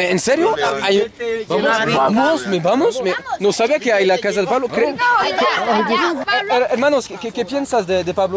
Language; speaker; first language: Spanish; non-native, learner; French